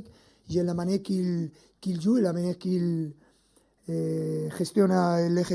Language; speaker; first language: French; non-native, fluent; Spanish